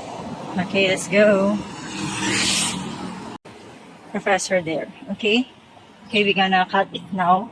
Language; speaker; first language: English; non-native, local second language; Filipino